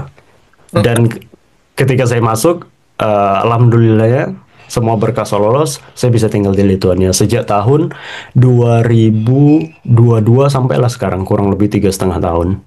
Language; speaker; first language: Indonesian; native; Indonesian